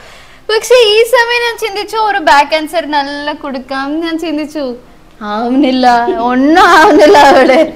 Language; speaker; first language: Malayalam; non-native, learner; Tamil